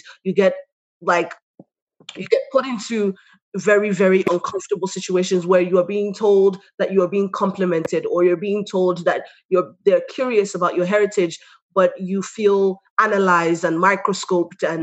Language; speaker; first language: English; native; English